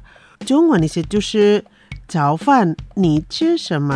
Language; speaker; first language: Chinese; early bilingual, heritage; Chinese